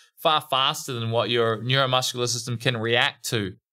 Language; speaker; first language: English; native; English